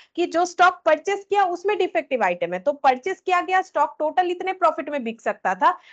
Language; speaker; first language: Hindi; native; Hindi